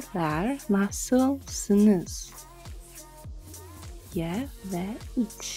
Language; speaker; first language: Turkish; non-native, learner; English